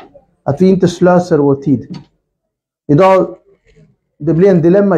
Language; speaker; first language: Swedish; non-native, fluent; Urdu